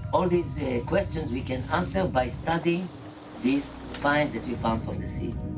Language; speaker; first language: English; non-native, fluent; Hebrew